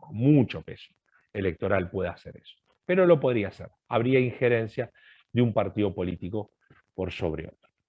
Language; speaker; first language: Spanish; native; Spanish